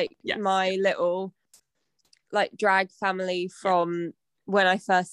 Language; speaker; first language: English; native; English